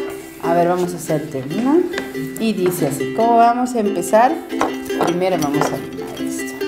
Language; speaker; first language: Spanish; native; Spanish